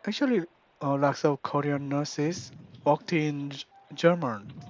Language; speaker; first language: English; non-native, learner; Korean